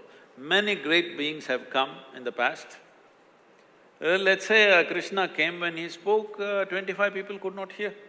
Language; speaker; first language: English; non-native, local second language; Kannada